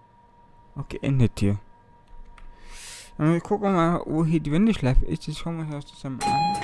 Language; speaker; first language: German; native; German